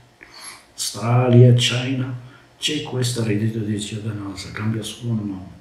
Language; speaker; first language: Italian; non-native, learner; Arabic